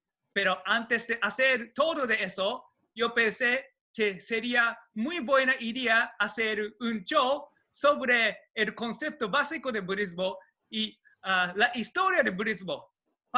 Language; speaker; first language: Spanish; non-native, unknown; Japanese